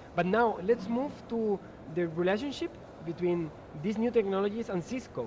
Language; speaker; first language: English; non-native, fluent; Spanish